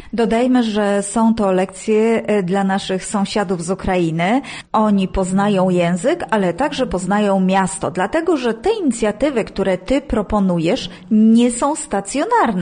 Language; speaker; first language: Polish; native; Polish